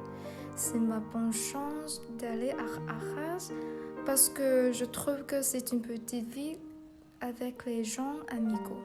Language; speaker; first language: French; non-native, learner; Vietnamese